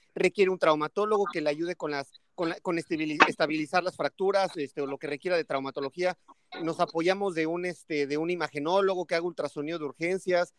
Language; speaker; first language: Spanish; native; Spanish